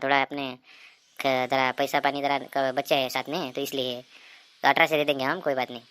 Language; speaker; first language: Hindi; non-native, local second language; Marathi